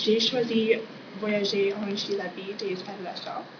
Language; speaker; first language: French; non-native, learner; English